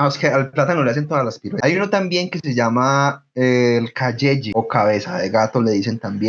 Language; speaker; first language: Spanish; native; Spanish